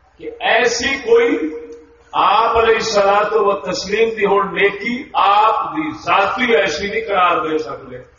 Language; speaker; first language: Urdu; non-native, local second language; Punjabi